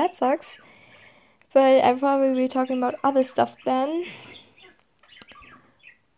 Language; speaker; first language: English; non-native, fluent; German